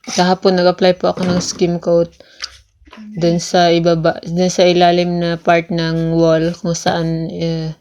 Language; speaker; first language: Filipino; non-native, local second language; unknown